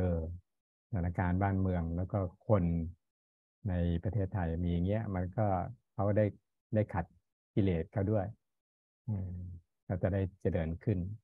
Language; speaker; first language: Thai; native; Thai